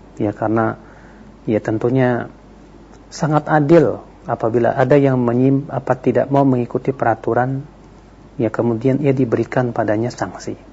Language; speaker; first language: Indonesian; native; Indonesian